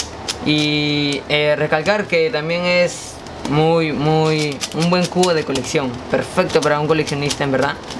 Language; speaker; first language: Spanish; native; Spanish